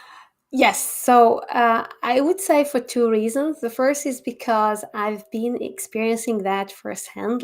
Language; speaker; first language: English; non-native, fluent; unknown